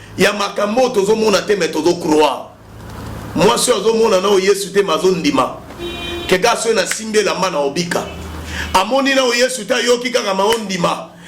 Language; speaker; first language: Lingala; native; Lingala